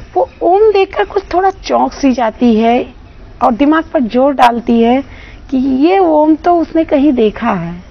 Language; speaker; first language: Hindi; native; Hindi